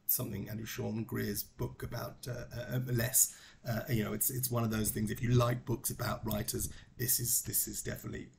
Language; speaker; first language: English; native; English